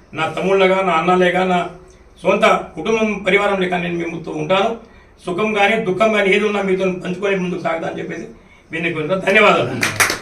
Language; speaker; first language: Telugu; non-native, local second language; Lambadi